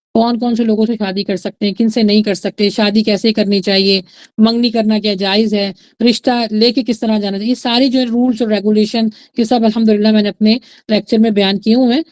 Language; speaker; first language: Urdu; native; Urdu